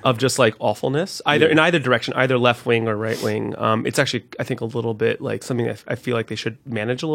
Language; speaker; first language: English; native; English